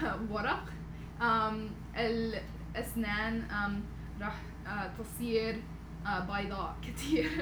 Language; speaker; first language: Arabic; non-native, learner; English